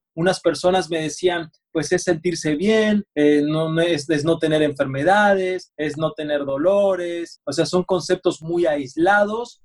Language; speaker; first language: Spanish; native; Spanish